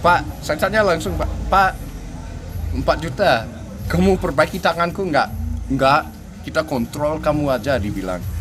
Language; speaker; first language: Indonesian; non-native, fluent; English